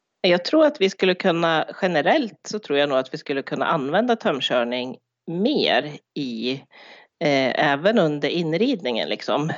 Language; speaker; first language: Swedish; native; Swedish